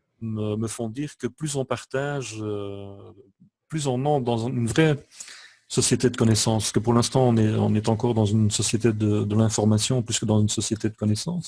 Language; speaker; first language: French; native; French